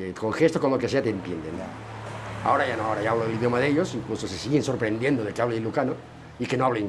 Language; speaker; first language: Spanish; native; Spanish